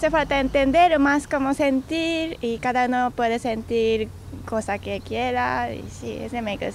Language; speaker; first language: Spanish; non-native, learner; Japanese